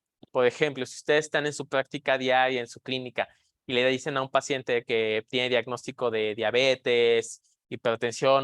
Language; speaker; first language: Spanish; native; Spanish